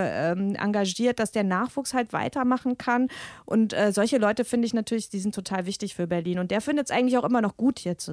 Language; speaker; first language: German; native; German